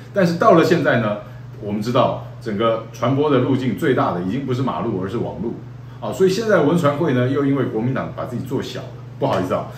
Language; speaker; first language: Chinese; native; Chinese